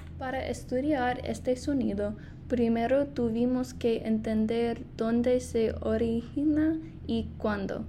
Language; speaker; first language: Spanish; non-native, fluent; English